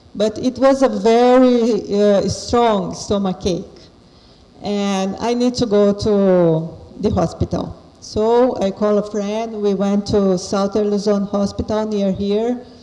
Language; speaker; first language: English; non-native, fluent; Portuguese